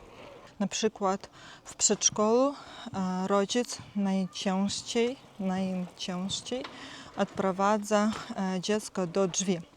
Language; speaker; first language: Polish; non-native, fluent; Ukrainian